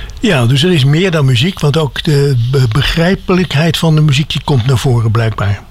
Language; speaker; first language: Dutch; native; Dutch